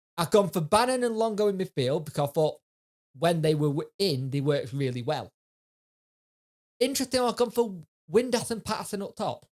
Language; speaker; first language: English; native; English